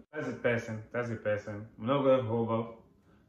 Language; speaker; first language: Bulgarian; non-native, learner; Portuguese